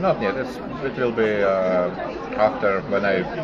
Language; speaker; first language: English; non-native, learner; Russian